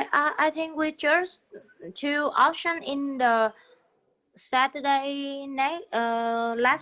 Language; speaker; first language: English; non-native, learner; Vietnamese